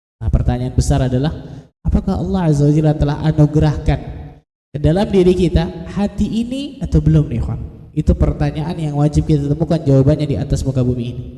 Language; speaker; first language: Indonesian; native; Indonesian